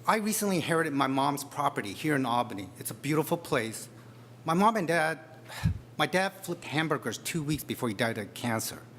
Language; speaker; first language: English; native; English